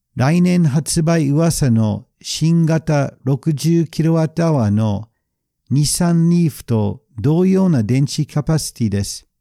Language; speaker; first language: Japanese; non-native, fluent; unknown